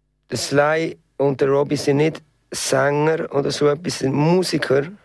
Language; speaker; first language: German; native; German